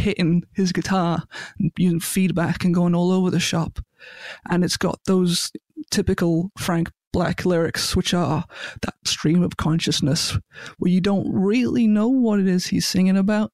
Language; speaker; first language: English; native; English